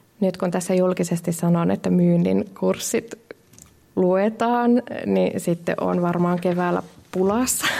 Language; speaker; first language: Finnish; native; Finnish